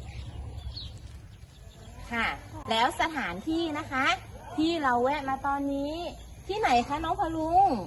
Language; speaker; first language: Thai; native; Thai